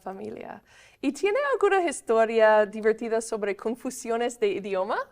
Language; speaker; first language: Spanish; non-native, fluent; English